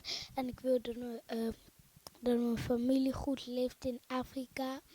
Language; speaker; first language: Dutch; early bilingual, other home language; Lingala